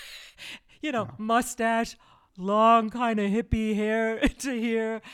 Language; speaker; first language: English; early bilingual, other home language; German